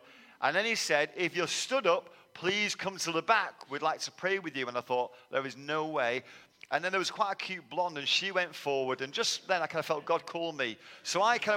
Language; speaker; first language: English; native; English